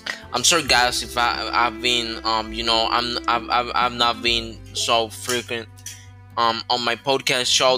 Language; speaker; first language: English; non-native, fluent; Spanish